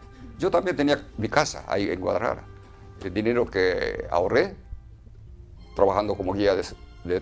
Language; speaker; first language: Spanish; non-native, fluent; Japanese